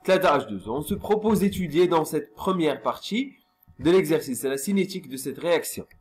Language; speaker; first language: French; non-native, local second language; Arabic